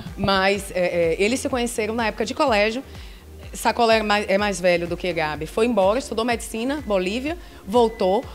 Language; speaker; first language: Portuguese; native; Portuguese